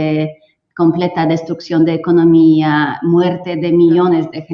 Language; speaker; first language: Spanish; non-native, fluent; Polish